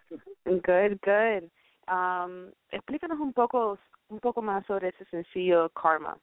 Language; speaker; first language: Spanish; early bilingual, heritage; Spanish